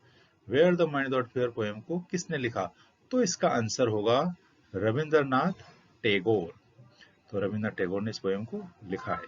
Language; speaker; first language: Hindi; native; Hindi